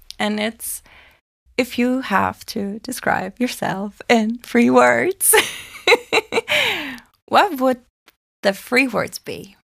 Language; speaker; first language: English; non-native, fluent; German